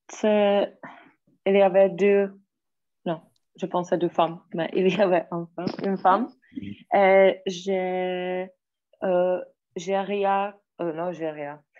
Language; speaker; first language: French; non-native, learner; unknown